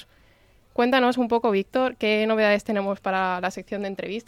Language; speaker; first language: Spanish; native; Spanish